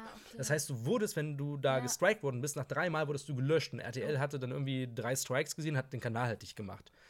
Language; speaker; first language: German; native; German